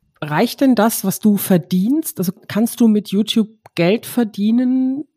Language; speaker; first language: German; native; German